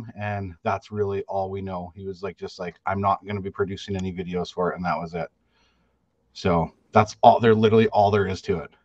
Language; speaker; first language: English; native; English